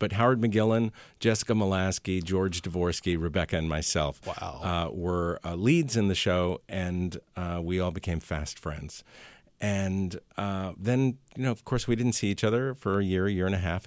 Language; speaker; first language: English; early bilingual, other home language; Spanish